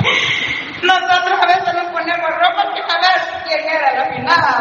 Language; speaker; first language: Spanish; native; Spanish